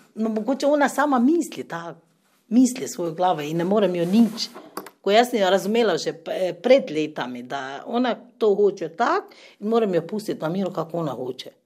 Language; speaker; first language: Slovenian; non-native, fluent; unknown